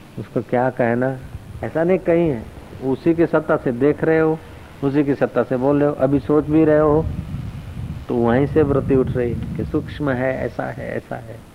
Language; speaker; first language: Hindi; non-native, local second language; Sindhi